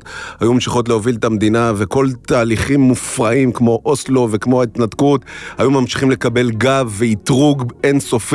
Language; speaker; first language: Hebrew; native; Hebrew